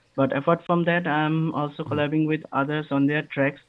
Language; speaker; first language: English; non-native, local second language; Bangla